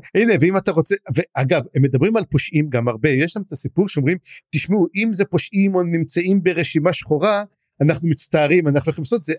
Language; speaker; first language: Hebrew; native; Hebrew